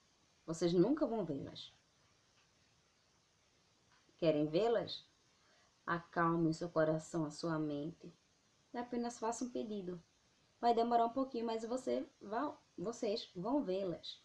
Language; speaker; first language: Portuguese; native; Portuguese